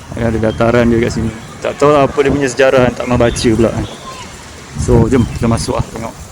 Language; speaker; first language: Malay; native; Malay